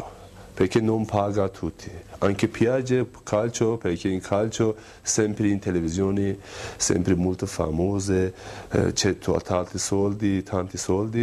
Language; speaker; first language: Italian; non-native, learner; Persian